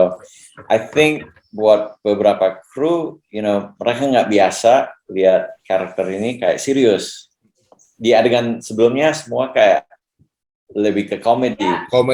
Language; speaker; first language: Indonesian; early bilingual, heritage; English